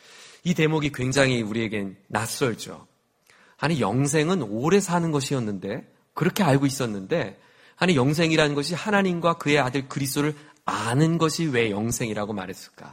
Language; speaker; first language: Korean; native; Korean